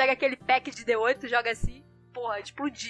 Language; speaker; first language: Portuguese; native; Portuguese